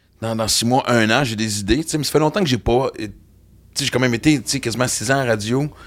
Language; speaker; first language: French; native; French